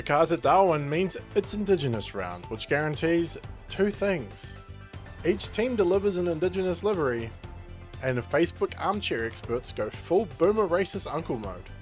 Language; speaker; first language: English; native; English